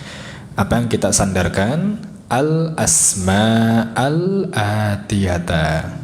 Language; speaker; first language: Indonesian; native; Indonesian